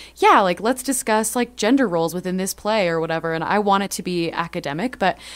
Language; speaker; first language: English; native; English